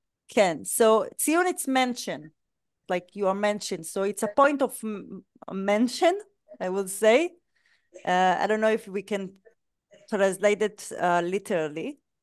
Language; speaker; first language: English; non-native, fluent; Hebrew